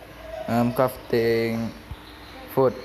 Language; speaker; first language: English; non-native, learner; Indonesian